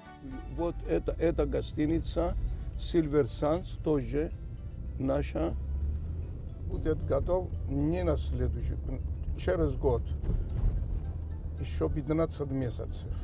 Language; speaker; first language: Russian; non-native, fluent; Greek